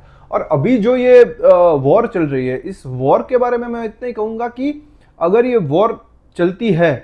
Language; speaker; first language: Hindi; non-native, local second language; Gujarati